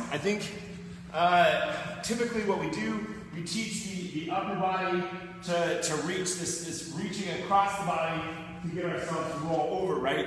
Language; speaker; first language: English; native; English